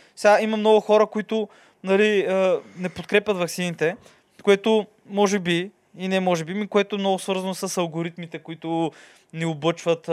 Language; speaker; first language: Bulgarian; native; Bulgarian